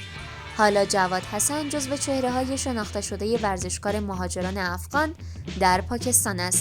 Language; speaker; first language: Persian; native; Persian